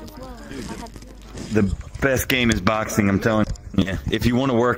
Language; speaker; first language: English; native; English